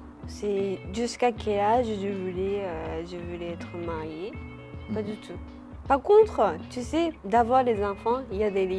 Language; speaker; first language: French; non-native, learner; Japanese